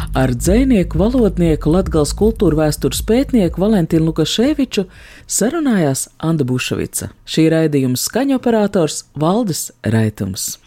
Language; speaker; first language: Latvian; native; Latvian